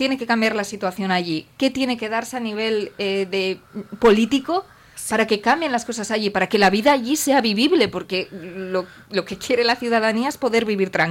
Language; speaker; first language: Spanish; native; Spanish